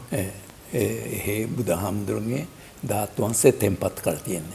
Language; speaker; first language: Sinhala; non-native, learner; Japanese